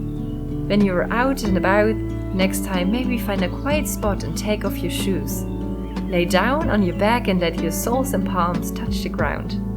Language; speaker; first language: English; non-native, fluent; German